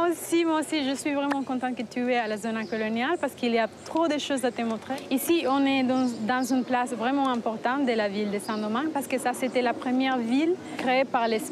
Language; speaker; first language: French; non-native, fluent; Spanish